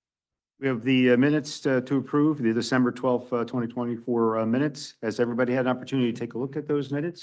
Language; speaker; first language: English; native; English